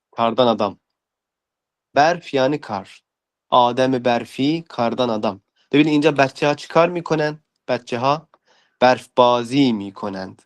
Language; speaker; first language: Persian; non-native, fluent; Turkish